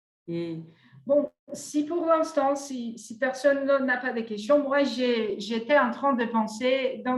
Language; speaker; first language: French; non-native, fluent; Portuguese